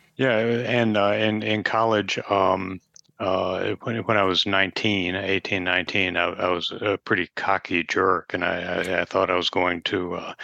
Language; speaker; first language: English; native; English